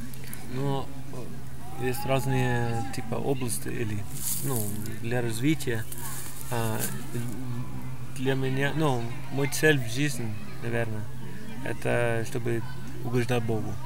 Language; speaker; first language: Russian; non-native, fluent; English